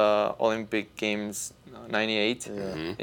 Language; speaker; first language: English; non-native, fluent; Czech